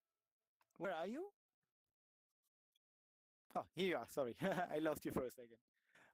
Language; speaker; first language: English; non-native, fluent; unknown